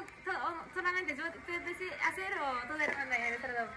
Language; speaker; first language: Spanish; non-native, learner; Japanese